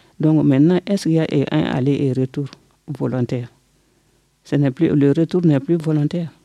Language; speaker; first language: French; non-native, local second language; Bambara